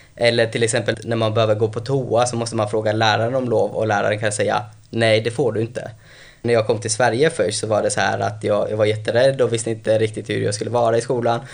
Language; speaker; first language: Swedish; early bilingual, other home language; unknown